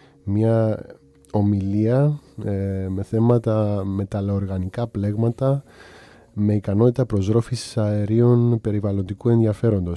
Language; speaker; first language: Greek; native; Greek